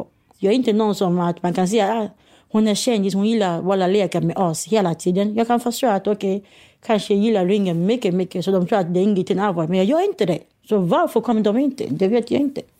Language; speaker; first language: Swedish; non-native, learner; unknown